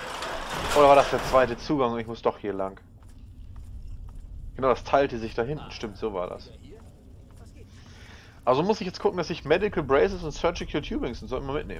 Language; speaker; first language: German; native; German